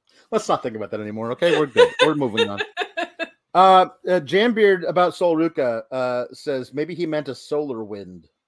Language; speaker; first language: English; native; English